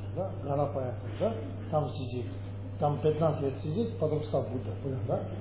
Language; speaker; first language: Russian; non-native, learner; Tibetan